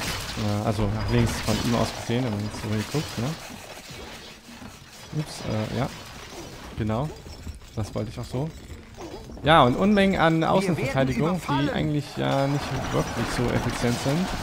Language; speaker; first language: German; native; German